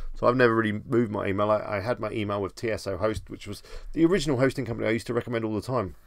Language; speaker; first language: English; native; English